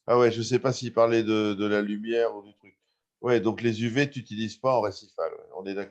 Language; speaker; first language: French; native; French